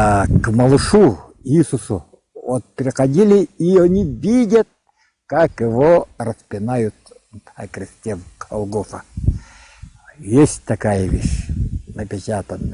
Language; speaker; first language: Russian; non-native, local second language; Yakut